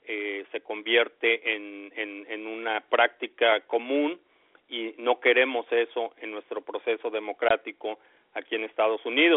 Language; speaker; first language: Spanish; native; Spanish